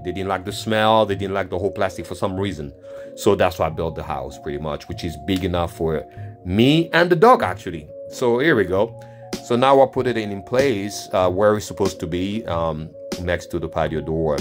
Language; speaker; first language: English; non-native, fluent; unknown